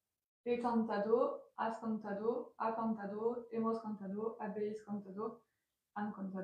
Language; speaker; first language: Spanish; non-native, learner; French